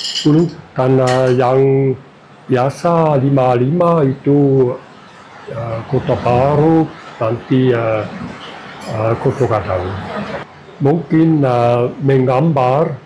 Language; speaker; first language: Indonesian; non-native, fluent; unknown